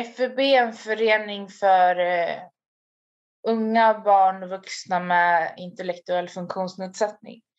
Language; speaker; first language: Swedish; native; Swedish